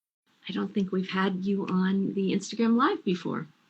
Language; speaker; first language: English; native; English